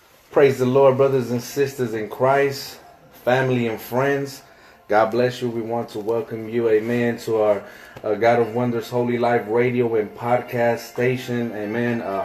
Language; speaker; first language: English; native; English